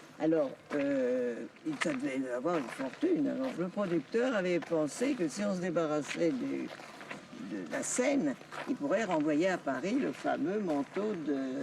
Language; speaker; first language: French; early bilingual, other home language; Polish